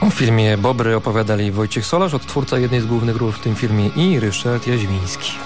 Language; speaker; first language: Polish; native; Polish